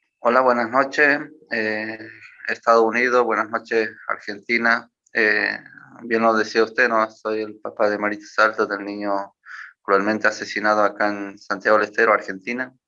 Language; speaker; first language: Spanish; native; Spanish